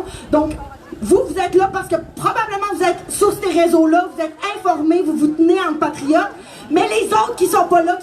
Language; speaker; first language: French; native; French